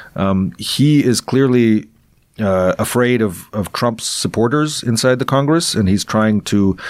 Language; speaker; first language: English; non-native, fluent; Russian